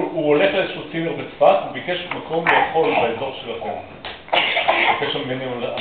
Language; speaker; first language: Hebrew; native; Hebrew